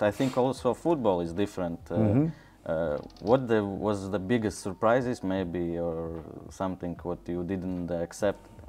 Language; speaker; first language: English; non-native, learner; Latvian